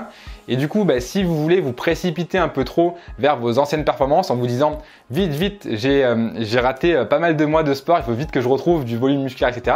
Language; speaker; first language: French; native; French